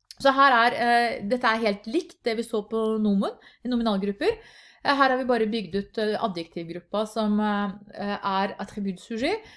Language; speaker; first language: Norwegian; native; Norwegian